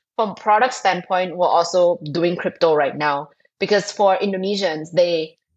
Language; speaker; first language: English; non-native, fluent; Thai